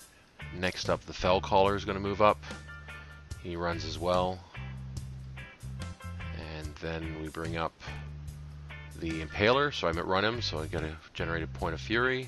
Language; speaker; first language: English; native; English